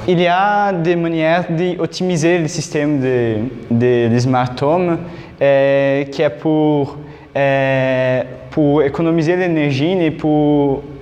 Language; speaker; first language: French; non-native, learner; Portuguese